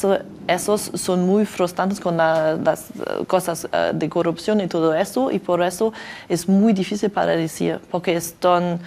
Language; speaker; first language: Spanish; non-native, learner; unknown